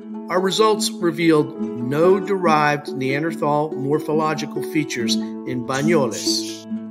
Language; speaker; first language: English; native; English